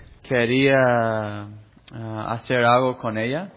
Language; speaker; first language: Spanish; non-native, fluent; English